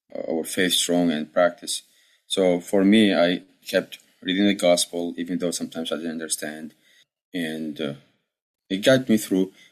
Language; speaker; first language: English; early bilingual, other home language; Arabic